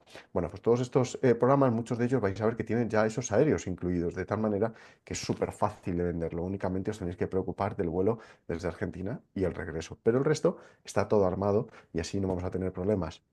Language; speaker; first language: Spanish; native; Spanish